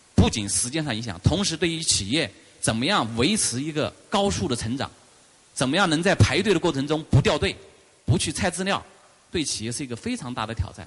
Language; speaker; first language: Chinese; native; Chinese